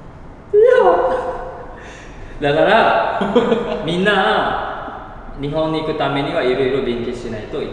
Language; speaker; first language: Japanese; non-native, learner; Indonesian